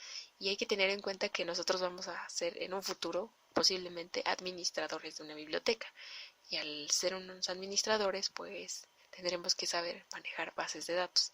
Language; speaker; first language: Spanish; native; Spanish